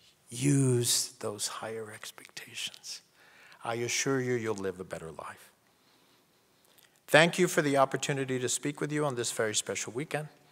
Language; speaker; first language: English; native; English